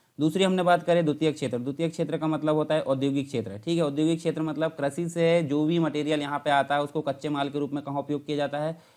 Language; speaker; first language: Hindi; native; Hindi